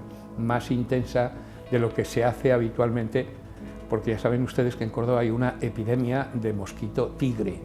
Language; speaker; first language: Spanish; native; Spanish